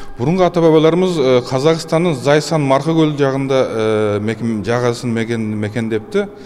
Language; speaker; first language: Kazakh; early bilingual, heritage; Kazakh